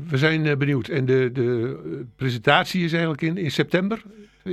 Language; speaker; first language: Dutch; native; Dutch